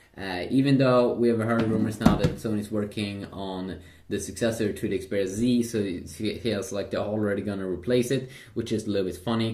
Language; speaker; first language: English; non-native, fluent; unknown